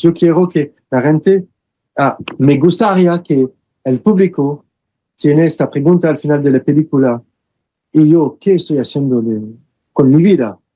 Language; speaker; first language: Spanish; non-native, fluent; French